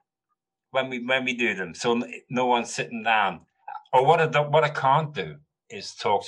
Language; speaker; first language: English; native; English